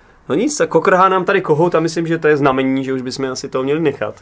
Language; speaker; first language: Czech; native; Czech